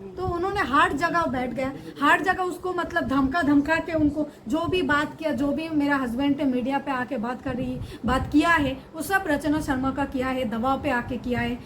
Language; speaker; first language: Hindi; non-native, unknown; Bangla